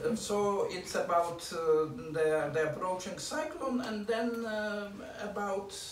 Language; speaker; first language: English; non-native, fluent; Lithuanian